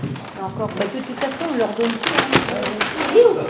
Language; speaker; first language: French; native; French